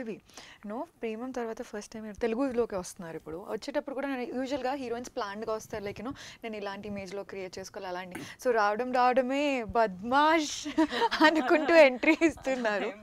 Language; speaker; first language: Telugu; native; Telugu